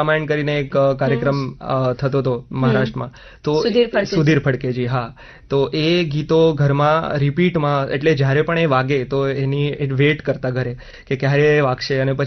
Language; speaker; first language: Gujarati; non-native, local second language; Marathi